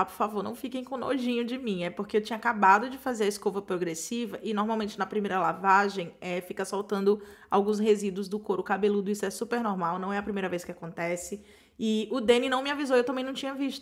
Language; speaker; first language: Portuguese; native; Portuguese